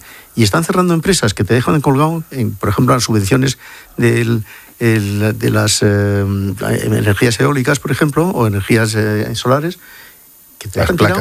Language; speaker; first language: Spanish; native; Spanish